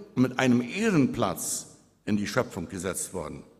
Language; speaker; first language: German; early bilingual, heritage; Spanish